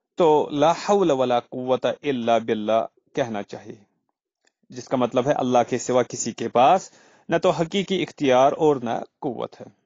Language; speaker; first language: Urdu; non-native, local second language; Kashmiri